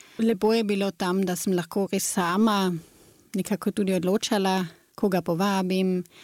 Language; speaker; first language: Slovenian; native; Slovenian